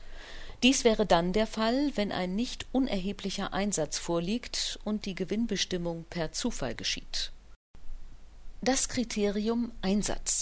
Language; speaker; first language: German; native; German